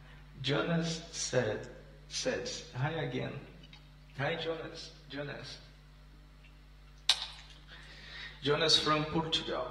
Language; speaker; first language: English; non-native, learner; Portuguese